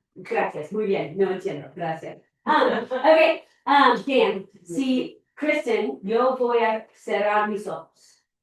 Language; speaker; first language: Spanish; non-native, learner; English